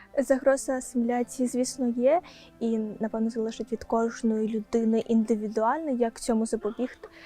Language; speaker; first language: Ukrainian; non-native, local second language; Crimean Tatar